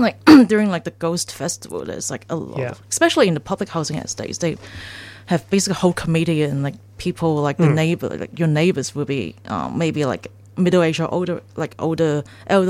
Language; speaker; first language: English; non-native, local second language; Cantonese